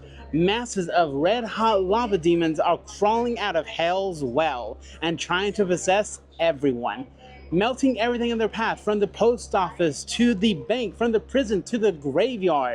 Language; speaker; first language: English; native; English